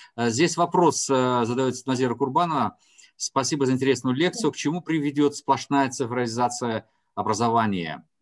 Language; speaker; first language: Russian; non-native, local second language; Tajik